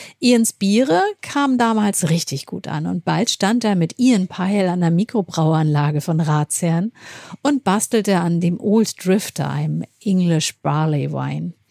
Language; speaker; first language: German; native; German